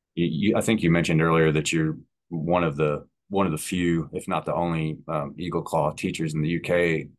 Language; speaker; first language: English; native; English